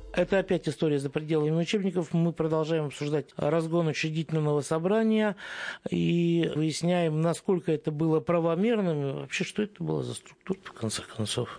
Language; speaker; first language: Russian; native; Russian